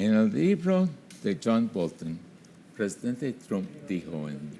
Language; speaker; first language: Spanish; non-native, fluent; English